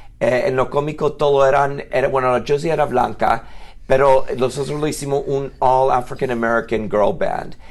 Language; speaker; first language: Spanish; early bilingual, heritage; Spanish